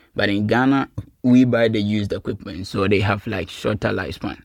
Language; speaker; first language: English; non-native, local second language; Akan